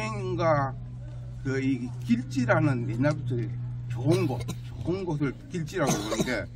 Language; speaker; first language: Korean; native; Korean